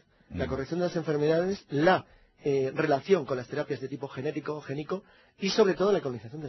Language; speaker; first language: Spanish; native; Spanish